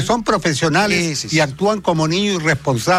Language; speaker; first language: Spanish; native; Spanish